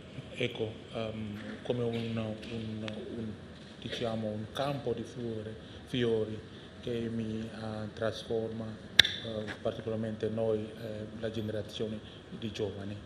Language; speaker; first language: Italian; non-native, learner; Indonesian